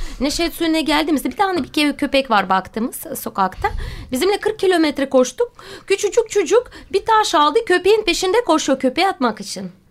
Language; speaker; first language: Turkish; non-native, fluent; Russian